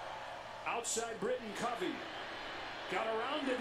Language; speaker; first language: English; native; English